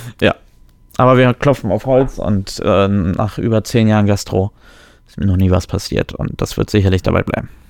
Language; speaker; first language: German; early bilingual, other home language; Polish